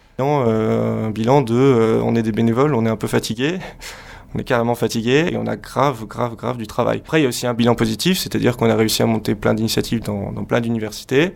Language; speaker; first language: French; native; French